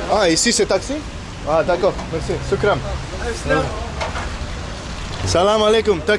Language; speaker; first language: French; non-native, learner; Spanish